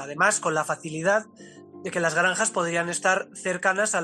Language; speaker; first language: Spanish; native; Spanish